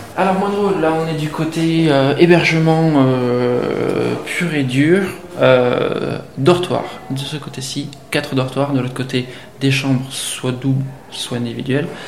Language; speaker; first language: French; native; French